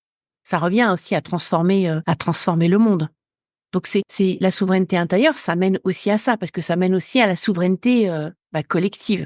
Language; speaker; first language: French; native; French